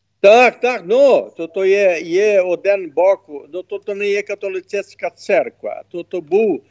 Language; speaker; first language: Ukrainian; early bilingual, heritage; Ukrainian